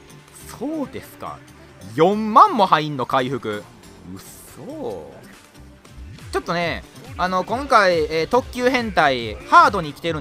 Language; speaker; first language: Japanese; native; Japanese